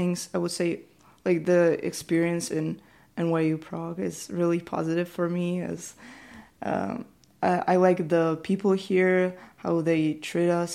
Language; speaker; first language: English; non-native, fluent; Ukrainian